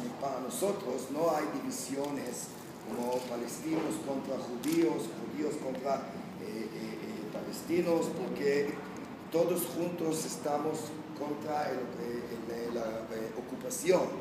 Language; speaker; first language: Spanish; non-native, fluent; Hebrew